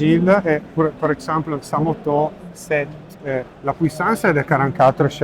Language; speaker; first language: French; non-native, learner; Italian